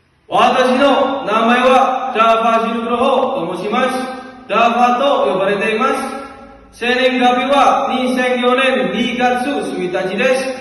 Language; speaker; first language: Japanese; non-native, learner; Javanese